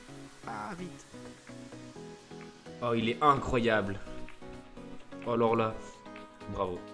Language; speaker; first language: French; native; French